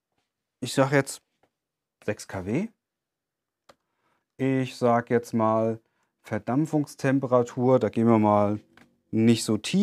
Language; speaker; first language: German; native; German